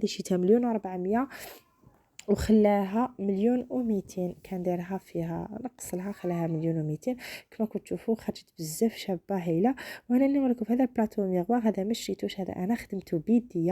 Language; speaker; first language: Arabic; native; Arabic